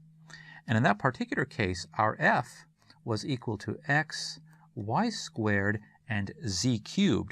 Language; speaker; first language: English; native; English